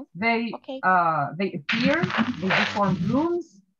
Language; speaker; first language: English; non-native, fluent; Arabic